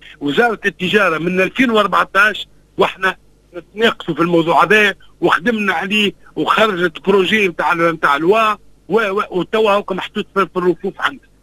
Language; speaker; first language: Arabic; native; Arabic